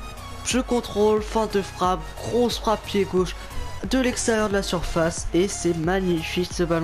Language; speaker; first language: French; native; French